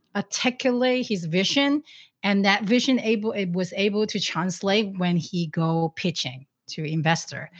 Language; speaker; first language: English; non-native, local second language; Cantonese